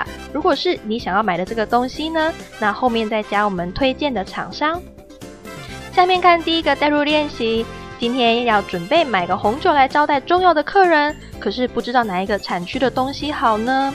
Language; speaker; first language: Chinese; native; Chinese